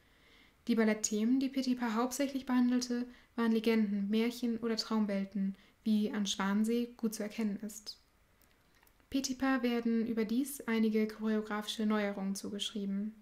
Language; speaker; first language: German; native; German